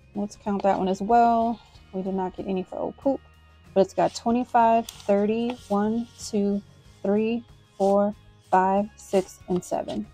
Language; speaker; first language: English; native; English